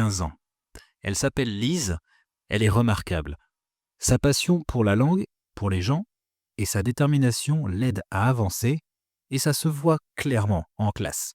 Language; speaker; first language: French; native; French